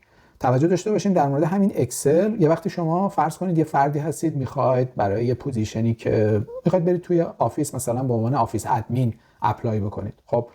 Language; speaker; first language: Persian; native; Persian